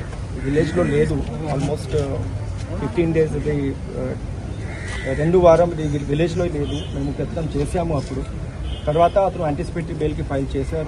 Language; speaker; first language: Telugu; non-native, local second language; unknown